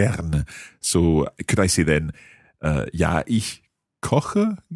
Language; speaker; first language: German; non-native, learner; English